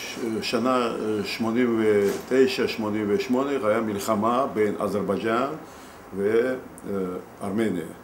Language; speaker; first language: Hebrew; non-native, learner; Russian